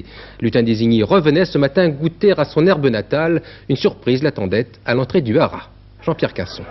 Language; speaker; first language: French; native; French